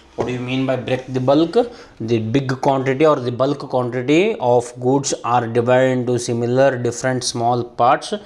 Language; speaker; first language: English; non-native, local second language; Kannada